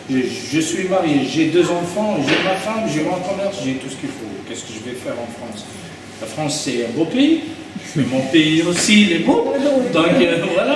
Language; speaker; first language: French; native; French